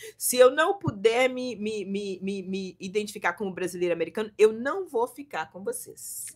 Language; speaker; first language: Portuguese; native; Portuguese